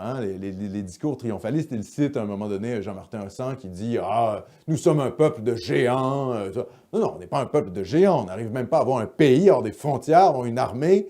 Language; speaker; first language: French; native; French